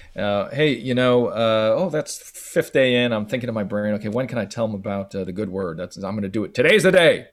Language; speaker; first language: English; native; English